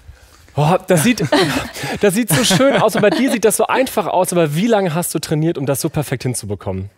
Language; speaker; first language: German; native; German